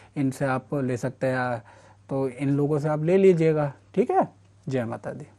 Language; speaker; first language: Hindi; native; Hindi